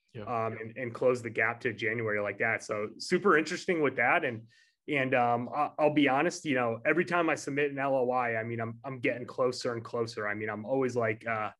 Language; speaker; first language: English; native; English